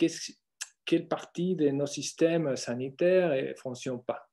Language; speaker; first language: French; non-native, fluent; Spanish